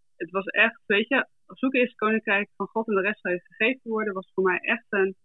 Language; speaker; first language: Dutch; native; Dutch